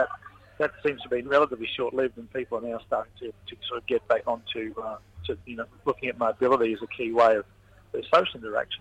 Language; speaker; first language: English; native; English